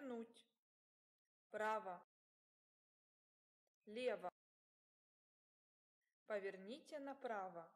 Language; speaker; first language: Russian; non-native, learner; English